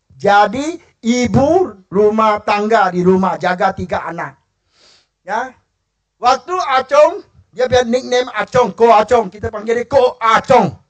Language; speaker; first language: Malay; non-native, local second language; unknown